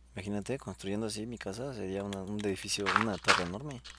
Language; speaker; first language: Spanish; native; Spanish